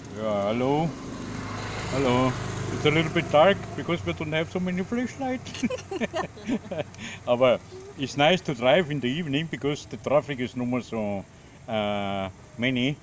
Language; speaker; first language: English; non-native, learner; German